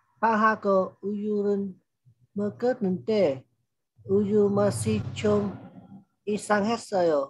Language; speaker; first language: Korean; non-native, learner; Vietnamese